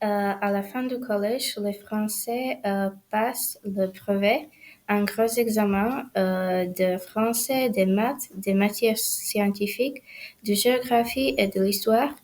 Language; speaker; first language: French; non-native, fluent; Slovak